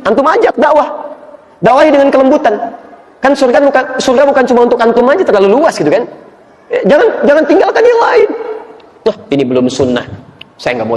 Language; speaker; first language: Indonesian; native; Indonesian